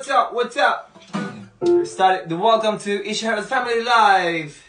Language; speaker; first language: English; non-native, fluent; Japanese